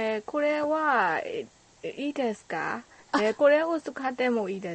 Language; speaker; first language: Japanese; non-native, learner; Burmese